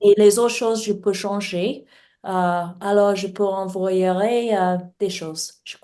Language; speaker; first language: French; non-native, learner; English